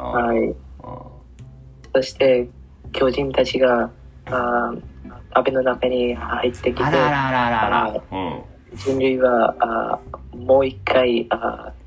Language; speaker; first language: Japanese; non-native, learner; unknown